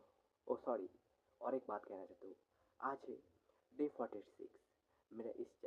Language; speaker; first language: Hindi; non-native, local second language; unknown